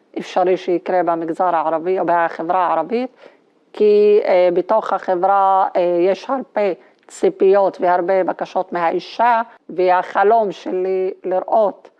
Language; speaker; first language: Hebrew; non-native, local second language; Arabic